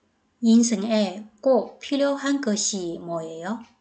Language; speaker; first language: Korean; non-native, fluent; Chinese